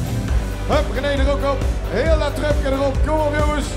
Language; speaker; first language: Dutch; native; Dutch